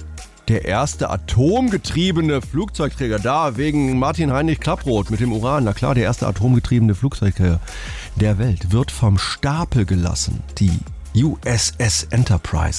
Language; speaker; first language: German; native; German